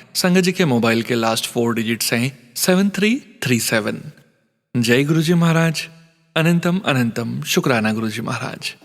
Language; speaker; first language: Hindi; native; Hindi